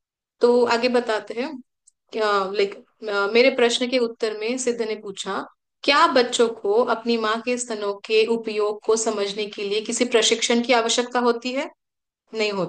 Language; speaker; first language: Hindi; native; Hindi